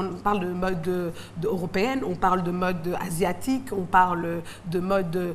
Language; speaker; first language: French; non-native, local second language; Wolof